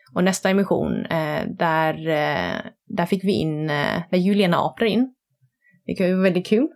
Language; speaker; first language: Swedish; early bilingual, other home language; Vietnamese